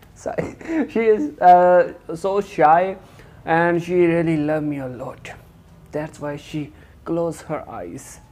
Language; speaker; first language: English; non-native, local second language; Hindi